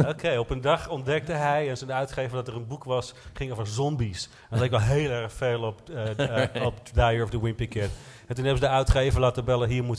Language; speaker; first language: Dutch; native; Dutch